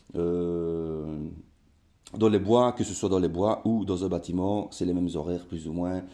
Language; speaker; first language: French; native; French